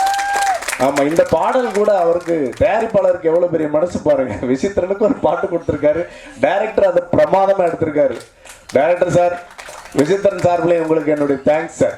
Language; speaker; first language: Tamil; native; Tamil